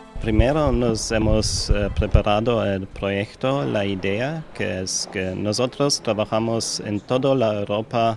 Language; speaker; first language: Spanish; non-native, learner; German